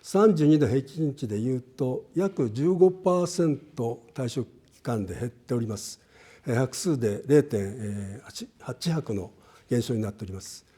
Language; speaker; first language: Japanese; native; Japanese